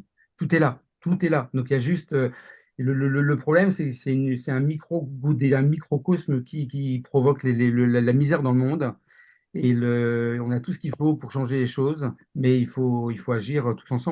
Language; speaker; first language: French; native; French